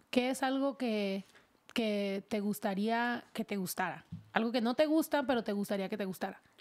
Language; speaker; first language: Spanish; early bilingual, heritage; Spanish